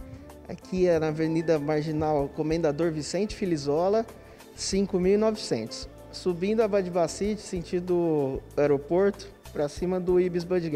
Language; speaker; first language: Portuguese; native; Portuguese